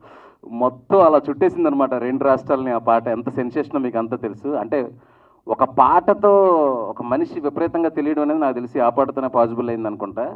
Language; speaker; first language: Telugu; native; Telugu